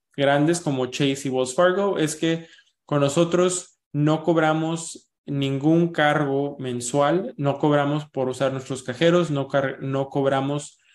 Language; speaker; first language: Spanish; early bilingual, heritage; Spanish